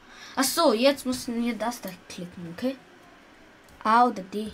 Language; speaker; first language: German; early bilingual, other home language; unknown